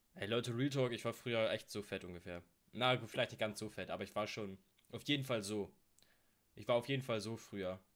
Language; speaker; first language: German; native; German